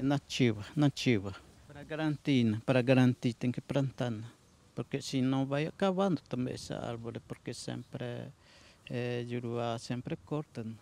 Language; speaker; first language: Portuguese; non-native, local second language; Guarani